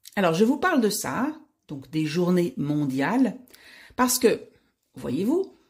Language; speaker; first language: French; native; French